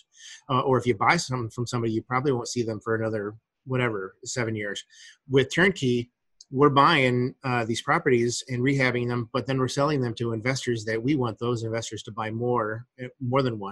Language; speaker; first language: English; native; English